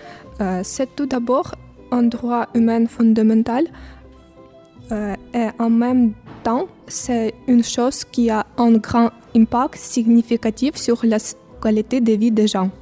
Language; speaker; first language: French; non-native, fluent; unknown